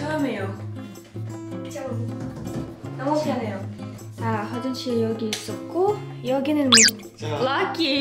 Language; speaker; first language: Korean; non-native, learner; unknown